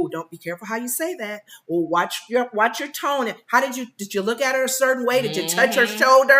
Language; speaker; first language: English; native; English